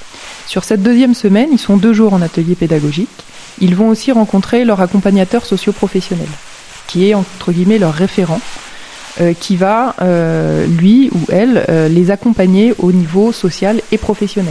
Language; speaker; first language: French; native; French